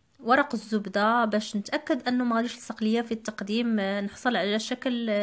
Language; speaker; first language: Arabic; native; Arabic